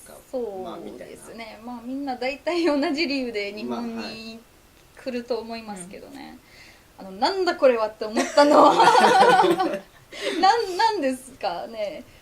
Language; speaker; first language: Japanese; non-native, fluent; Polish